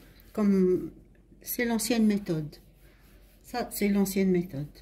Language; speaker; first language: French; non-native, local second language; Arabic